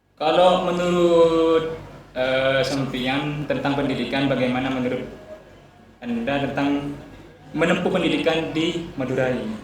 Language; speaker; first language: Indonesian; non-native, local second language; Madurese